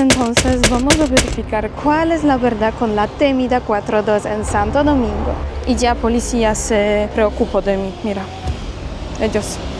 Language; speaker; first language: Spanish; non-native, fluent; Polish